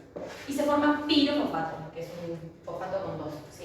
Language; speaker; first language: Spanish; native; Spanish